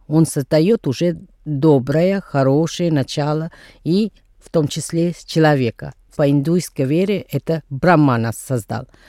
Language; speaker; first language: Russian; non-native, fluent; Tamil